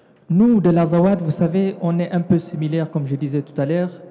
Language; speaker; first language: French; non-native, local second language; Tamasheq